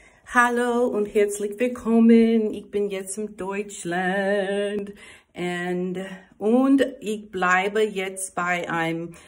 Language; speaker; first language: German; non-native, learner; English